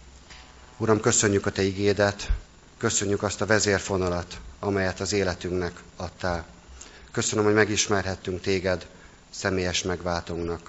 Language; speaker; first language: Hungarian; native; Hungarian